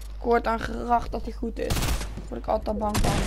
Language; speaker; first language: Dutch; native; Dutch